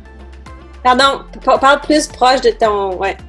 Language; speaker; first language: French; native; French